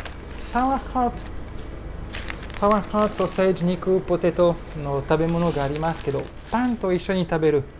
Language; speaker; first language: Japanese; non-native, learner; French